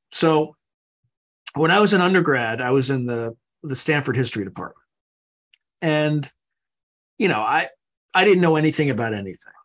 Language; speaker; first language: English; native; English